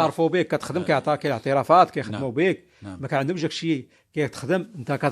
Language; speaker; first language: Arabic; native; Arabic